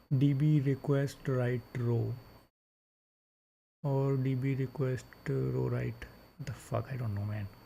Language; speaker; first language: English; non-native, local second language; Hindi